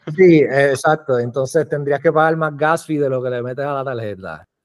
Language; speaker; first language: Spanish; native; Spanish